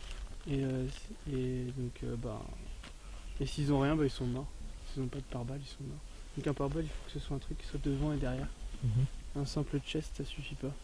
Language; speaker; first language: French; native; French